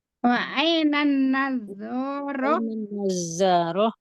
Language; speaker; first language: Arabic; non-native, learner; Indonesian